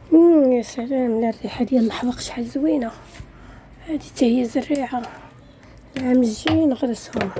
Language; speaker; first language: Arabic; native; Arabic